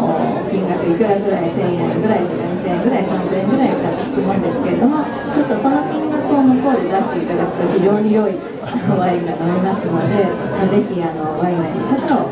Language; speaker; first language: Japanese; native; Japanese